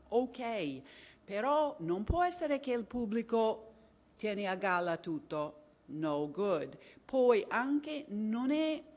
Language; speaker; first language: Italian; non-native, fluent; English